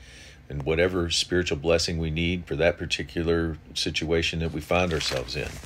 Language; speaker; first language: English; native; English